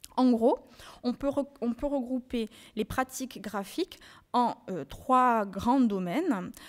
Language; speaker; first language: French; native; French